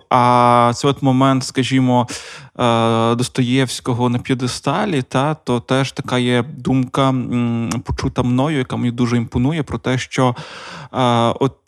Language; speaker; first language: Ukrainian; non-native, local second language; Russian